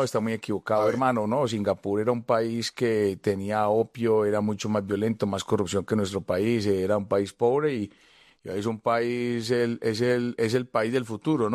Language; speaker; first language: Spanish; native; Spanish